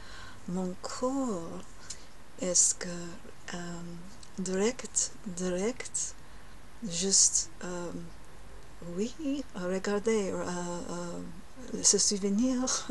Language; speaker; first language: French; non-native, learner; English